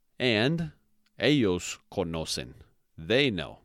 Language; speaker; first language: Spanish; non-native, fluent; English